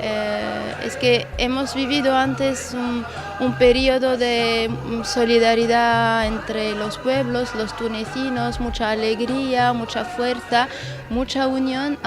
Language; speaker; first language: Spanish; non-native, fluent; Arabic